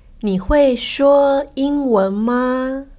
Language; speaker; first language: Chinese; non-native, fluent; Spanish